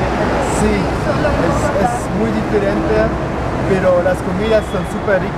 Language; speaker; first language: Spanish; non-native, learner; German